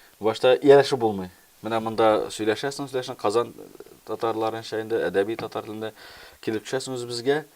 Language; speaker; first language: Tatar; early bilingual, heritage; Tatar